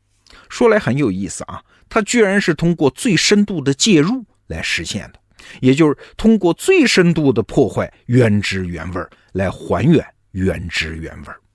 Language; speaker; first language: Chinese; native; Chinese